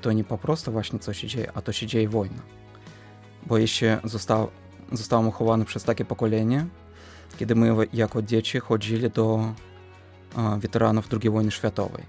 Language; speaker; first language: Polish; non-native, fluent; Russian